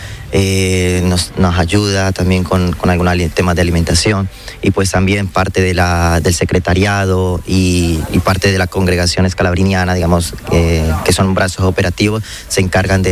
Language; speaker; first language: Spanish; native; Spanish